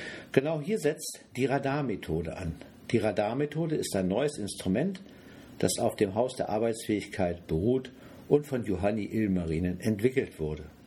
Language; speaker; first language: German; native; German